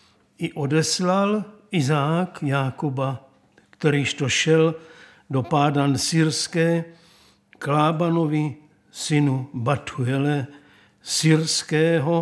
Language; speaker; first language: Czech; native; Czech